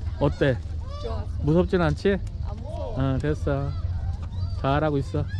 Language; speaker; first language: Korean; native; Korean